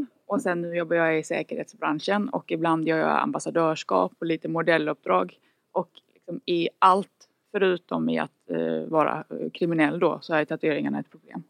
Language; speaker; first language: Swedish; native; Swedish